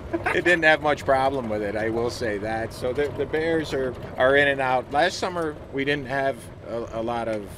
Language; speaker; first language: English; native; English